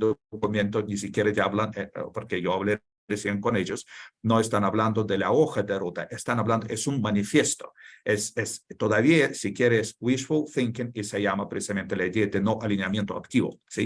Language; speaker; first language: Spanish; non-native, fluent; Russian